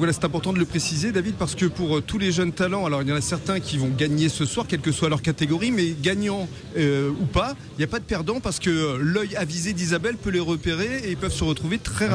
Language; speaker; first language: French; native; French